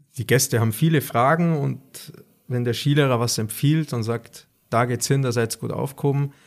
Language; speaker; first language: German; native; German